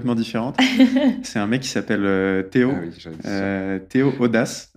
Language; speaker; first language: French; native; French